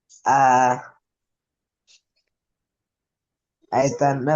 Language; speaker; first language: English; non-native, learner; Vietnamese